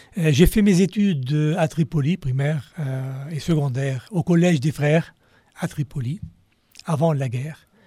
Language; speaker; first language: French; non-native, local second language; Arabic